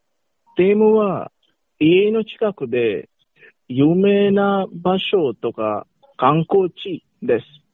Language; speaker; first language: Japanese; non-native, learner; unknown